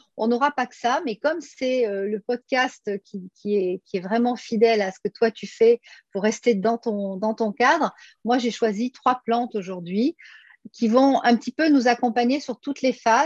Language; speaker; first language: French; native; French